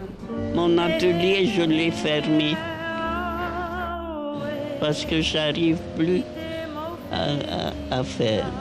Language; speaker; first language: French; non-native, local second language; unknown